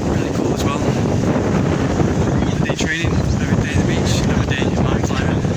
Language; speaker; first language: English; native; English